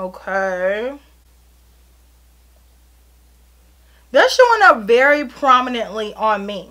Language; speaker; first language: English; native; English